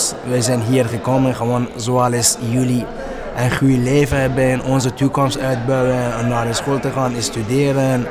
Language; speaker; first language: Dutch; non-native, learner; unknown